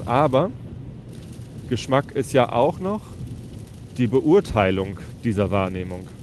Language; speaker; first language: German; native; German